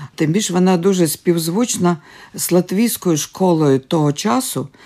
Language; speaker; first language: Ukrainian; early bilingual, other home language; Latvian